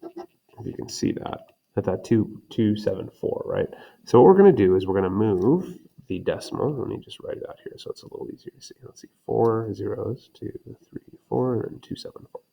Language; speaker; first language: English; native; English